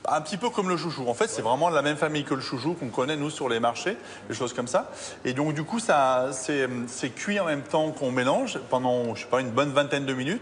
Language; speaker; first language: French; native; French